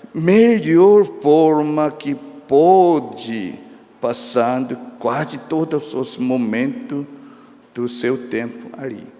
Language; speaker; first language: Portuguese; non-native, fluent; Korean